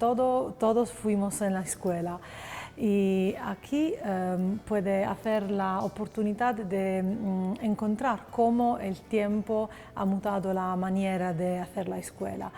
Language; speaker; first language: Spanish; non-native, fluent; Italian